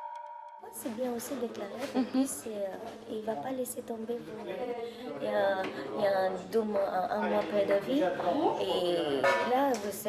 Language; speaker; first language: French; non-native, learner; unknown